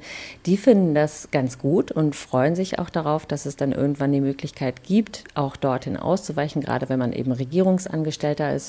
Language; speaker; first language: German; native; German